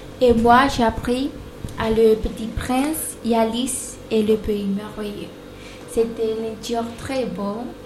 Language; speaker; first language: French; non-native, learner; Spanish